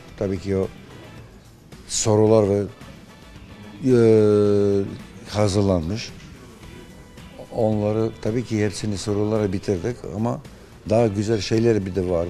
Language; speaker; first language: Turkish; non-native, fluent; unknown